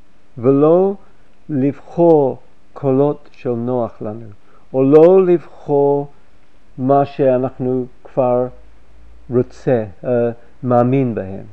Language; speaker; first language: Hebrew; non-native, fluent; English